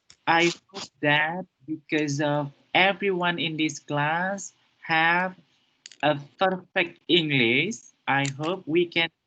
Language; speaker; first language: English; non-native, fluent; Indonesian